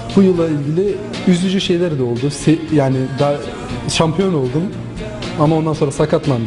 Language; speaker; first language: Turkish; non-native, local second language; German